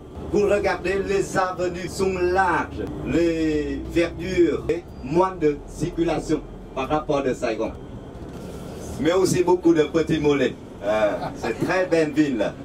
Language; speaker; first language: French; non-native, fluent; Vietnamese